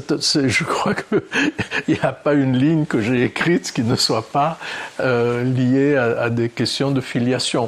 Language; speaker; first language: French; early bilingual, other home language; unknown